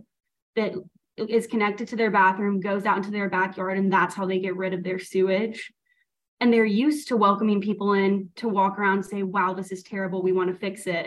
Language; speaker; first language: English; native; English